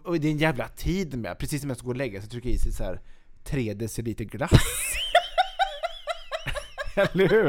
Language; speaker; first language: Swedish; native; Swedish